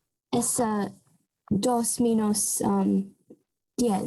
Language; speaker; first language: Spanish; non-native, learner; English